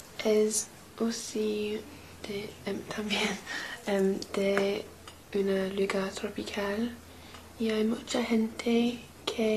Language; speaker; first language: Spanish; non-native, learner; English